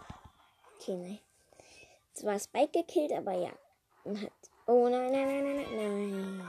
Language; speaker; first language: German; native; German